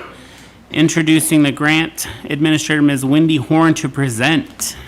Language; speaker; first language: English; native; English